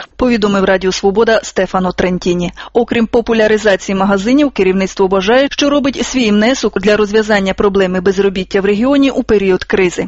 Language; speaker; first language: Ukrainian; native; Ukrainian